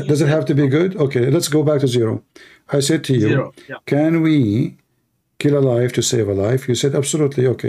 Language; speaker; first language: English; non-native, fluent; Arabic